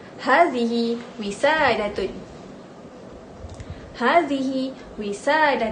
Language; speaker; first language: Arabic; non-native, learner; Malay